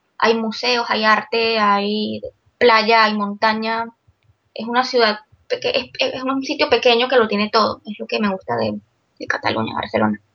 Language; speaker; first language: Spanish; native; Spanish